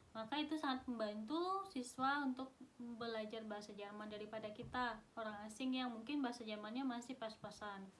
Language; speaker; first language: Indonesian; native; Indonesian